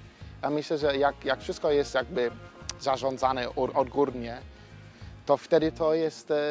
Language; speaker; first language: Polish; non-native, fluent; English